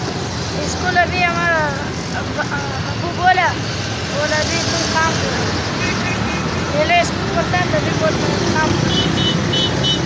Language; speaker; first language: Hindi; non-native, local second language; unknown